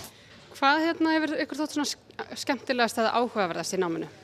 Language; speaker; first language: Icelandic; native; Icelandic